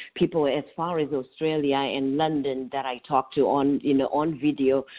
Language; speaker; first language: English; non-native, local second language; North Ndebele